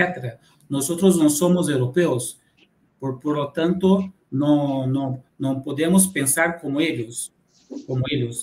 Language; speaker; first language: Spanish; non-native, fluent; Portuguese